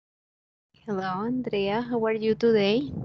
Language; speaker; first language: English; non-native, fluent; Spanish